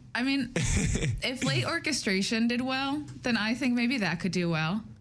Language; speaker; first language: English; native; English